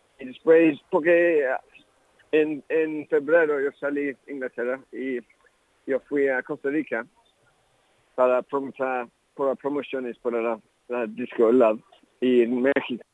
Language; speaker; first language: Spanish; non-native, learner; English